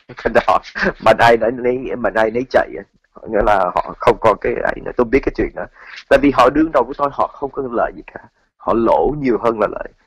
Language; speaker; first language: Vietnamese; early bilingual, heritage; Vietnamese